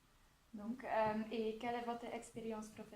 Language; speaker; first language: French; non-native, local second language; Dutch